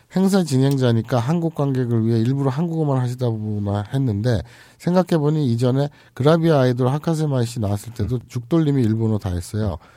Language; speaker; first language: Korean; native; Korean